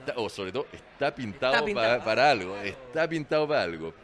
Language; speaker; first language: Spanish; non-native, fluent; French